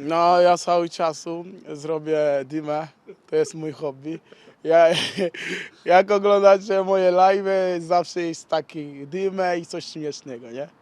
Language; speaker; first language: Polish; non-native, learner; Portuguese